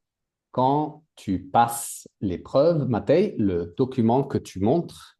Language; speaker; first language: French; native; French